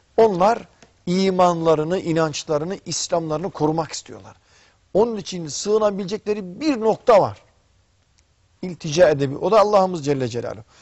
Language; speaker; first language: Turkish; native; Turkish